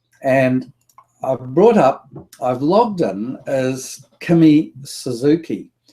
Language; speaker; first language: English; native; English